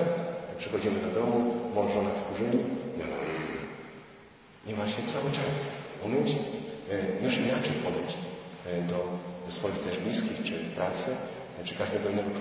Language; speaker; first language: Polish; native; Polish